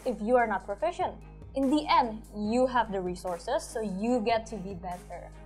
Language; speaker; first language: English; early bilingual, other home language; Indonesian